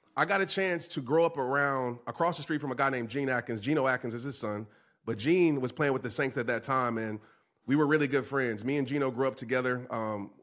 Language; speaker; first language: English; native; English